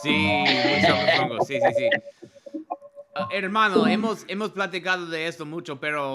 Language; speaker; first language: Spanish; non-native, learner; English